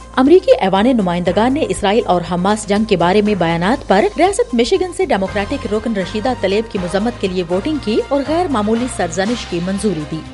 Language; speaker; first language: Urdu; native; Urdu